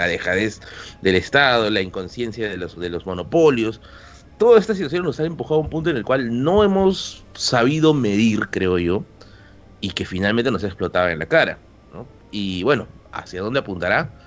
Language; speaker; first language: Spanish; native; Spanish